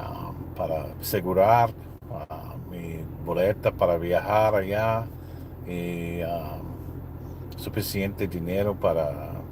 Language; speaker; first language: Spanish; non-native, learner; English